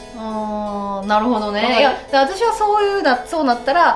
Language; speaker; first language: Japanese; native; Japanese